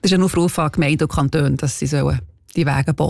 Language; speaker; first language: German; native; German